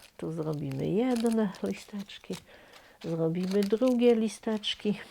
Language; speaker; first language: Polish; native; Polish